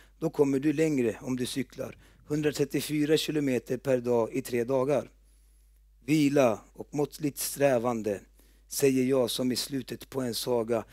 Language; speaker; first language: Swedish; early bilingual, other home language; Turoyo